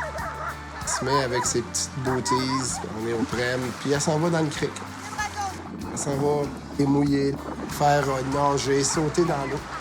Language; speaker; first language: French; native; French